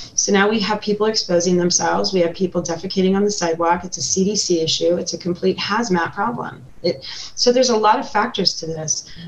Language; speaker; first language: English; native; English